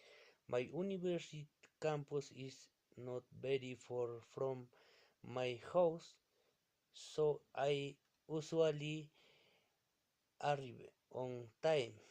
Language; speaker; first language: English; non-native, learner; Spanish